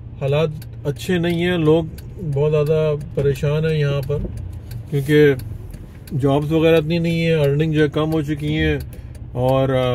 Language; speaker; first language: Urdu; native; Urdu